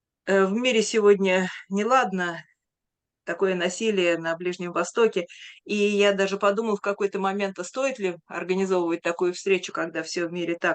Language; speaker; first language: Russian; native; Russian